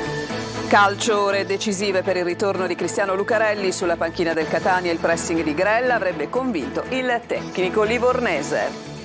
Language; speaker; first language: Italian; native; Italian